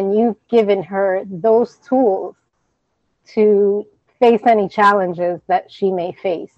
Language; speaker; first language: English; native; English